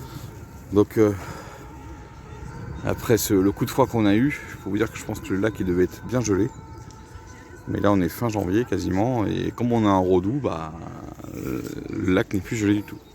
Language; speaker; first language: French; native; French